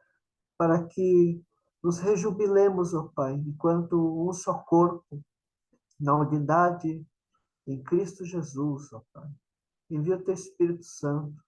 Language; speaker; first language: Portuguese; native; Portuguese